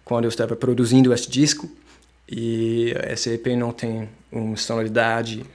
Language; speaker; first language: Portuguese; non-native, fluent; English